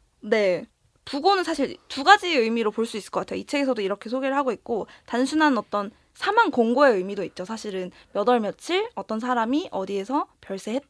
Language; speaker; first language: Korean; native; Korean